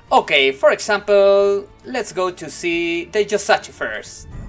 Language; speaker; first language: English; non-native, learner; Spanish